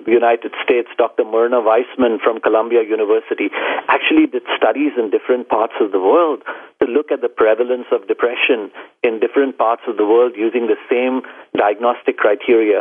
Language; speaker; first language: English; non-native, local second language; Hindi